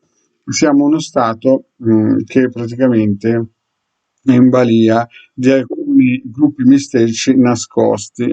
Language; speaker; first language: Italian; native; Italian